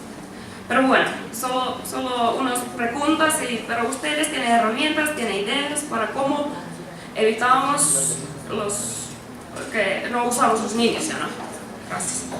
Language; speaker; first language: Spanish; non-native, learner; Finnish